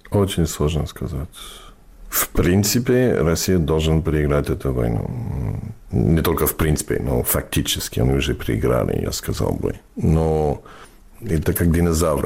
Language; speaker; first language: Russian; non-native, learner; English